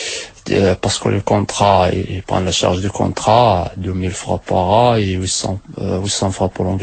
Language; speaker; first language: French; non-native, learner; Arabic